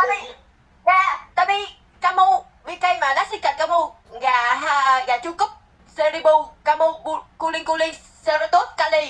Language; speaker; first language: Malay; non-native, learner; Vietnamese